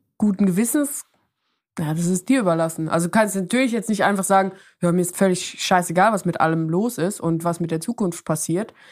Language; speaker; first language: German; native; German